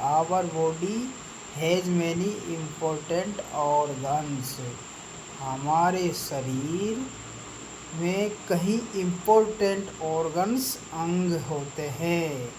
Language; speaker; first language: Hindi; native; Hindi